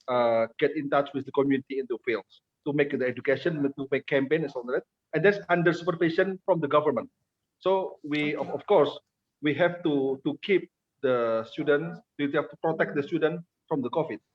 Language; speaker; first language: English; non-native, fluent; Indonesian